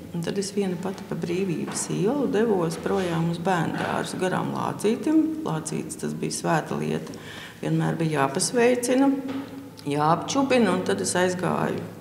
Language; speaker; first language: Latvian; native; Latvian